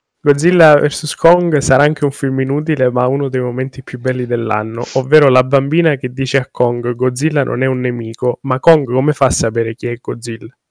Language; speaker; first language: Italian; native; Italian